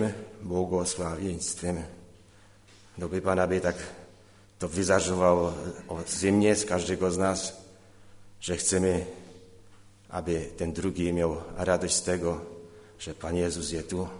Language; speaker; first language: Polish; non-native, learner; Czech